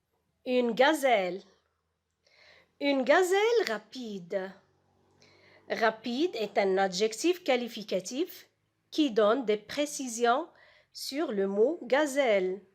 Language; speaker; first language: French; non-native, local second language; Arabic